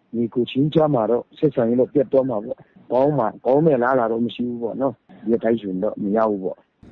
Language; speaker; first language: Burmese; non-native, local second language; Tedim Chin